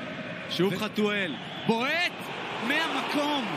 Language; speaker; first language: Hebrew; native; Hebrew